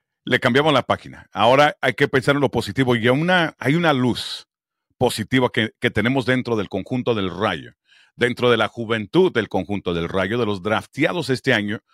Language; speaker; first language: Spanish; early bilingual, heritage; Spanish